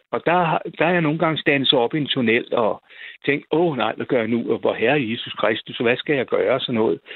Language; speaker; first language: Danish; native; Danish